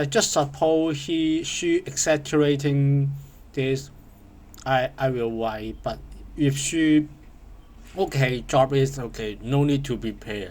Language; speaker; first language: English; non-native, learner; Cantonese